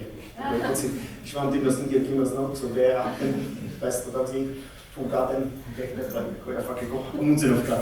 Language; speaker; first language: Czech; native; Czech